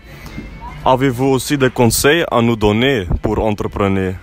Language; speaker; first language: French; non-native, learner; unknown